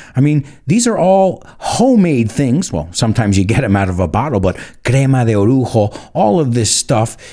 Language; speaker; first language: English; early bilingual, other home language; Spanish